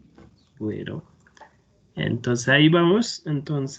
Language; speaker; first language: Spanish; non-native, fluent; Haitian Creole